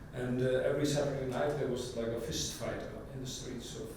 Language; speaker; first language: English; non-native, fluent; Icelandic